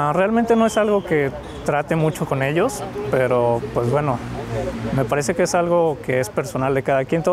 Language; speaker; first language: Spanish; native; Spanish